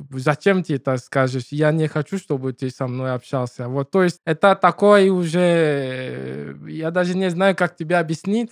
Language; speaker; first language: Russian; non-native, learner; English